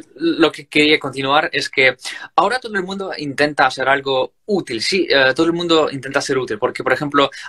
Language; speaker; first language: Spanish; non-native, fluent; Ukrainian